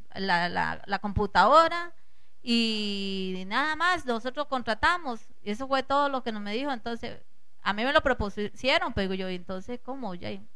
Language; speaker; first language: Spanish; native; Spanish